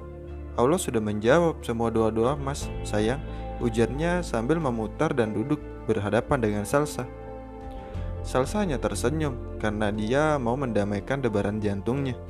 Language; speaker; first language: Indonesian; native; Indonesian